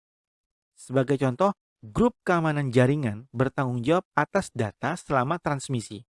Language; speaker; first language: Indonesian; native; Indonesian